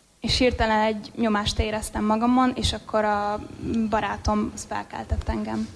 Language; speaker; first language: Hungarian; native; Hungarian